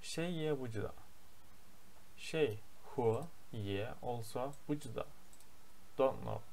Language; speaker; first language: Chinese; non-native, learner; Turkish